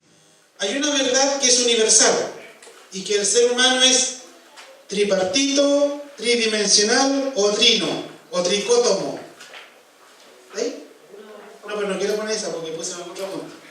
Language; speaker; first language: Spanish; native; Spanish